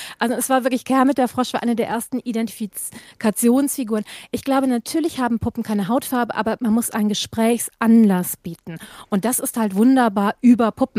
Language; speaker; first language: German; native; German